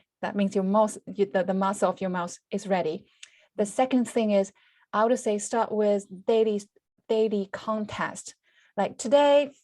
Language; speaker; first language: English; non-native, fluent; Chinese